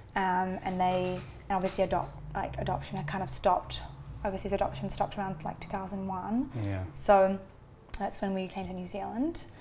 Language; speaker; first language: English; native; English